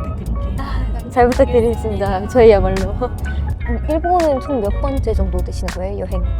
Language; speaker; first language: Korean; native; Korean